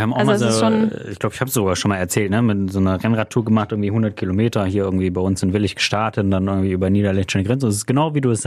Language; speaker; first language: German; native; German